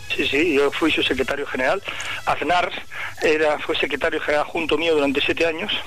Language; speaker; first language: Spanish; early bilingual, heritage; Spanish